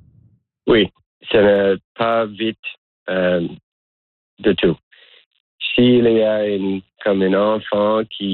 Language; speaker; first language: French; non-native, learner; English